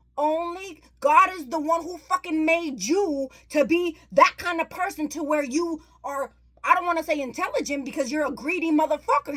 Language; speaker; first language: English; native; English